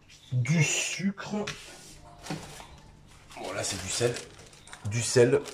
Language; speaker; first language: French; native; French